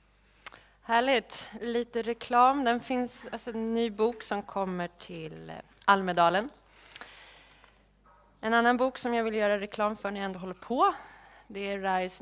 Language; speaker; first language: Swedish; native; Swedish